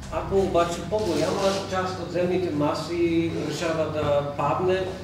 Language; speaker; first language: Bulgarian; non-native, fluent; German